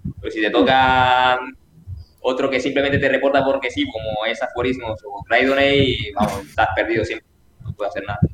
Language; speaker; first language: Spanish; native; Spanish